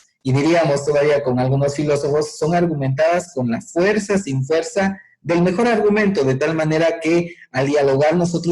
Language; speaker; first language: Spanish; native; Spanish